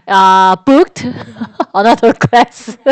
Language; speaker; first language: English; non-native, learner; Korean